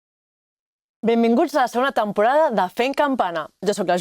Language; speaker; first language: Catalan; native; Catalan